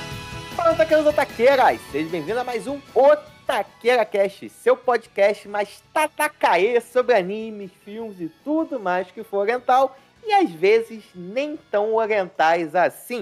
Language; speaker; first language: Portuguese; native; Portuguese